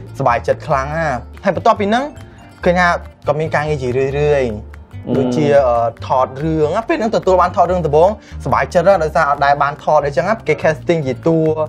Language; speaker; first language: Khmer; non-native, local second language; Lao